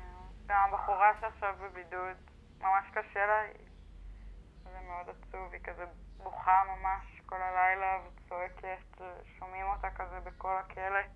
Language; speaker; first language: Hebrew; native; Hebrew